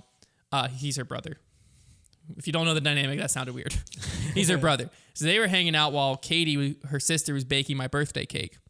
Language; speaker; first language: English; native; English